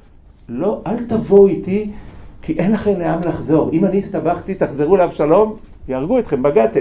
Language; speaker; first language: Hebrew; native; Hebrew